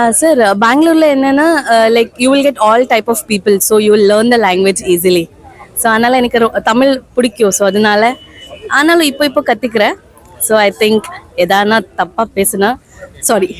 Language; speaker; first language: Tamil; non-native, learner; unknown